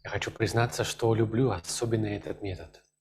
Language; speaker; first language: Russian; native; Russian